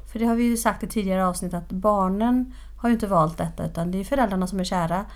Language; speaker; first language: Swedish; native; Swedish